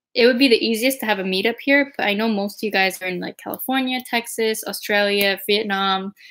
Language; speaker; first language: English; native; English